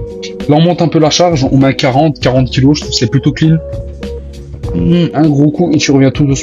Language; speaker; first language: French; native; French